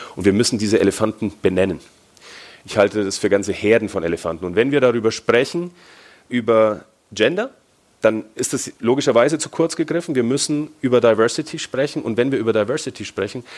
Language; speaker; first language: German; native; German